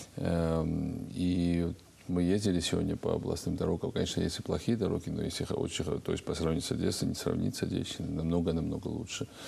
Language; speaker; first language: Russian; non-native, local second language; Georgian